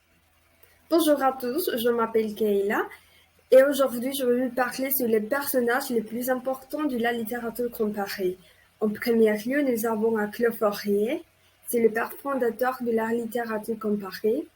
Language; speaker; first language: French; non-native, learner; Spanish